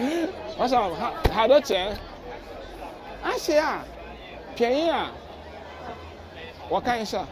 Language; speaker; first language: Chinese; non-native, learner; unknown